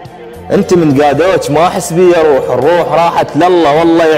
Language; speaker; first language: Arabic; native; Arabic